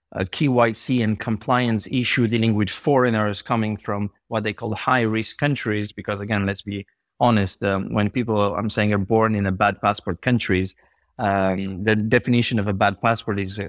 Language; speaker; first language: English; non-native, fluent; Bulgarian